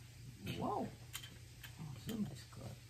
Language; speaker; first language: English; non-native, local second language; Filipino